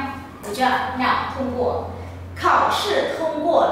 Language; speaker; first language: Chinese; non-native, fluent; Vietnamese